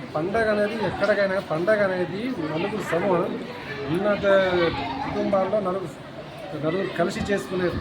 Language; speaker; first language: Telugu; non-native, local second language; Lambadi